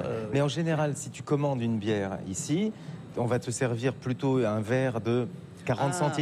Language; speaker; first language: French; native; French